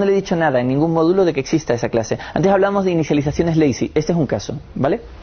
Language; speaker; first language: Spanish; native; Spanish